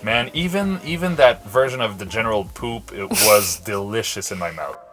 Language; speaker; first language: English; non-native, local second language; French